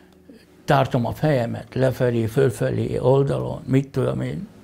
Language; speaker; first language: Hungarian; non-native, fluent; Arabic